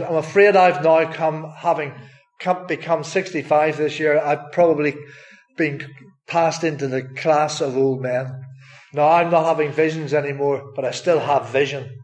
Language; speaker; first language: English; native; English